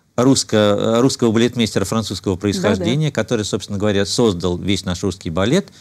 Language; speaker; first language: Russian; native; Russian